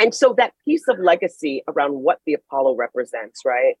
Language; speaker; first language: English; native; English